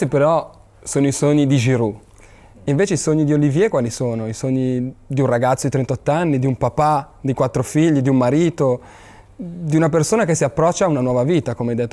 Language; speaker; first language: Italian; native; Italian